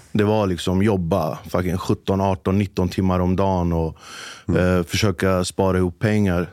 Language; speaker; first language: Swedish; early bilingual, other home language; Kurdish